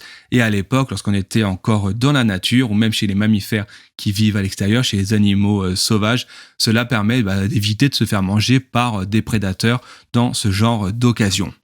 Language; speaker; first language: French; native; French